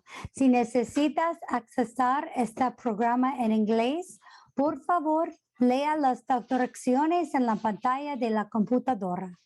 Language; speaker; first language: Spanish; non-native, fluent; English